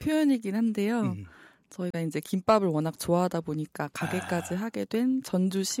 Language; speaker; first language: Korean; native; Korean